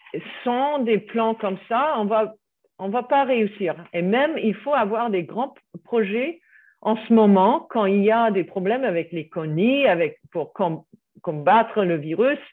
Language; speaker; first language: French; non-native, fluent; English